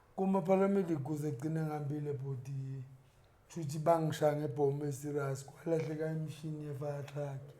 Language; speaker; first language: Zulu; native; Zulu